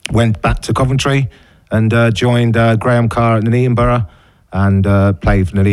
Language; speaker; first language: English; native; English